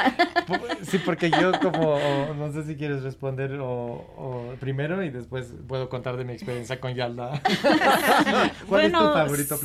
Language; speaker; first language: Spanish; non-native, fluent; English